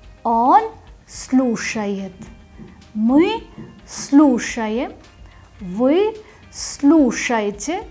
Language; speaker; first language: Russian; non-native, fluent; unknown